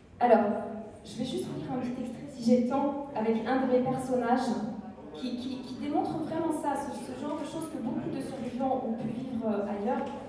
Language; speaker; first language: French; non-native, local second language; Kinyarwanda